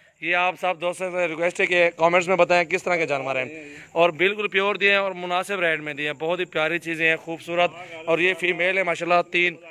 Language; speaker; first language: Urdu; non-native, local second language; Saraiki